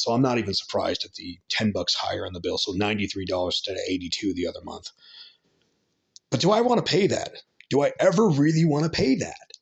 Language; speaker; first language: English; native; English